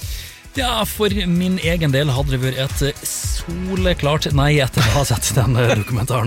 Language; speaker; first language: Norwegian; native; Norwegian